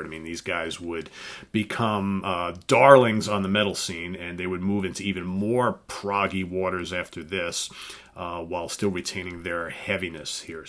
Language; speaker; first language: English; native; English